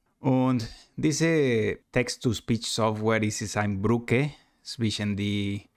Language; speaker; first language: German; non-native, learner; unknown